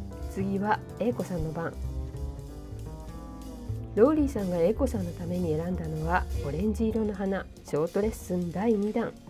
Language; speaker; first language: Japanese; native; Japanese